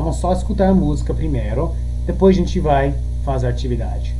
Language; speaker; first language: Portuguese; non-native, fluent; English